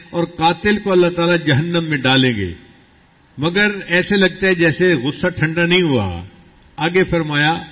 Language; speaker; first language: Urdu; non-native, local second language; Punjabi